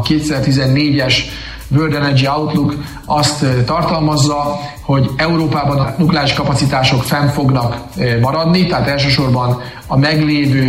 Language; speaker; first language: Hungarian; native; Hungarian